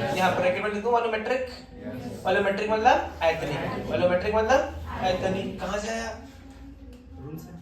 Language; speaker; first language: Hindi; native; Hindi